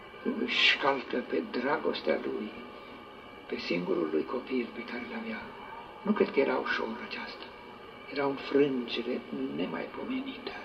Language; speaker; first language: Romanian; native; Romanian